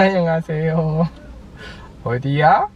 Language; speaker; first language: Korean; non-native, learner; Nyanja